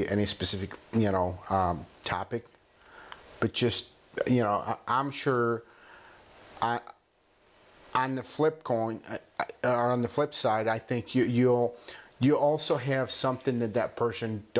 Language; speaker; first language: English; non-native, fluent; Spanish